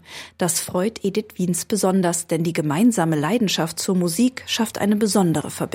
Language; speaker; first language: German; native; German